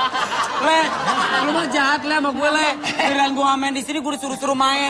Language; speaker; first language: Indonesian; native; Indonesian